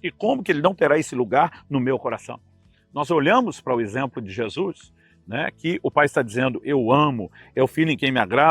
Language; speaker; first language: Portuguese; native; Portuguese